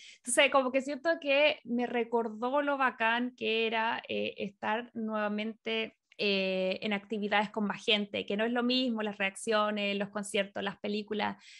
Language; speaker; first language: Spanish; native; Spanish